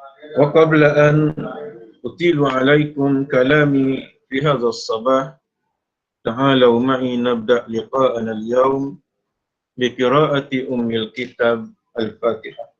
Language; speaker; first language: Arabic; non-native, fluent; Malay